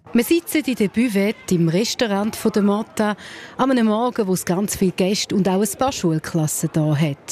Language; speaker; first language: German; native; German